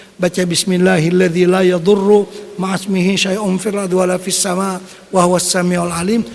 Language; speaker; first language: Indonesian; non-native, local second language; Banjar